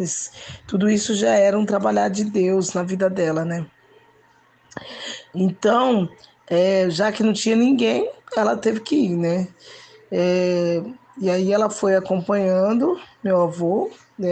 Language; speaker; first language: Portuguese; native; Portuguese